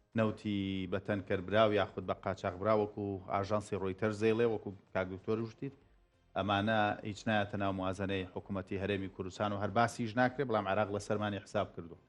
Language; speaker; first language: Central Kurdish; native; Central Kurdish